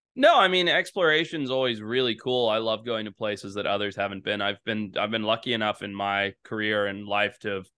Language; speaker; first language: English; native; English